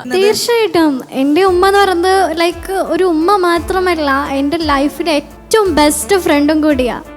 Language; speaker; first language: Malayalam; non-native, local second language; Bangla